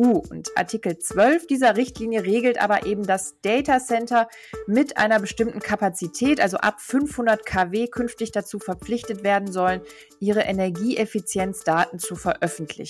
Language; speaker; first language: German; native; German